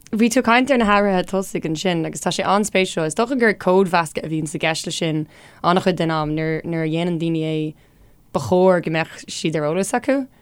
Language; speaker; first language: Irish; non-native, local second language; English